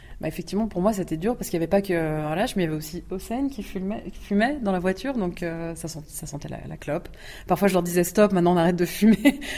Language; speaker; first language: French; early bilingual, other home language; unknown